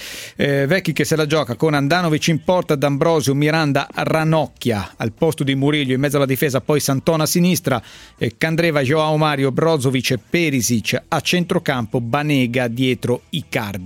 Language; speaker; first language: Italian; native; Italian